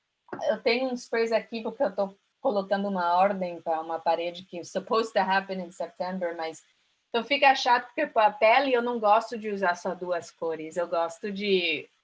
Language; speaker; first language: Portuguese; early bilingual, heritage; Portuguese